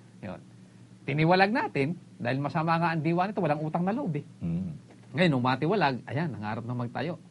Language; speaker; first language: Filipino; native; Filipino